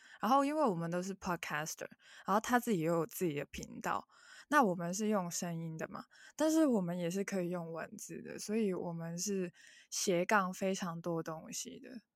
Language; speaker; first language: Chinese; non-native, local second language; Cantonese